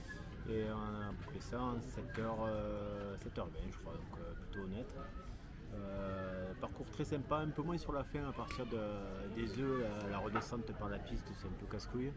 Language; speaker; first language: French; native; French